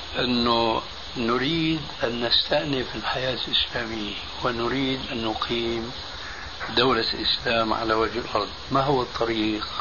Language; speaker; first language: Arabic; early bilingual, other home language; Albanian